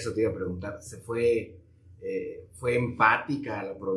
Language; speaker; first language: Spanish; native; Spanish